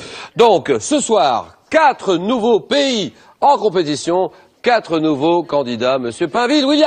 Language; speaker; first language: French; native; French